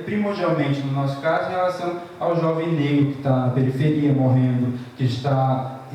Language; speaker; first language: Portuguese; native; Portuguese